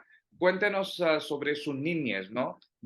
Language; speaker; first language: Spanish; non-native, fluent; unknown